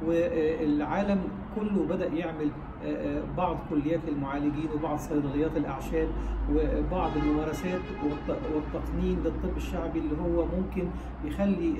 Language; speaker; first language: Arabic; native; Arabic